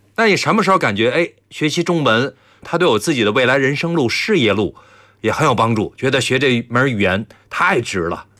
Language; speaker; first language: Chinese; native; Chinese